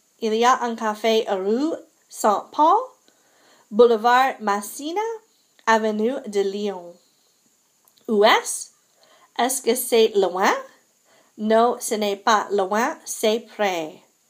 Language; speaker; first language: French; non-native, fluent; English